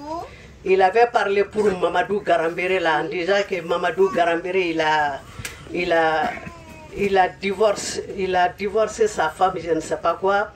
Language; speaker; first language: French; non-native, local second language; Bambara